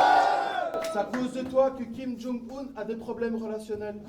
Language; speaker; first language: French; native; French